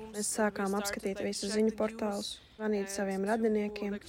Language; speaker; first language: Latvian; non-native, fluent; Russian